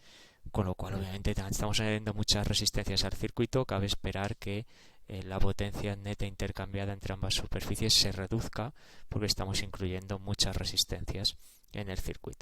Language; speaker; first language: Spanish; native; Spanish